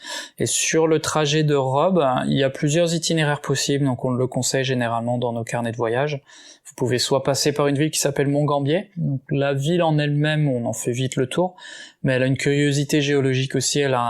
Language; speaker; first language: French; native; French